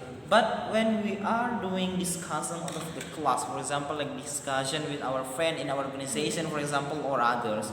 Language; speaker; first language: English; non-native, learner; Madurese